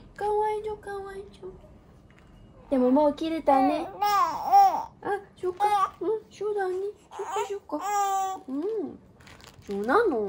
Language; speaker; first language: Japanese; native; Japanese